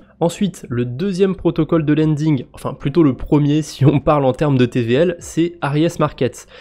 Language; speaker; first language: French; native; French